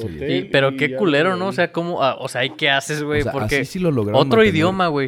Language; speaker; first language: Spanish; native; Spanish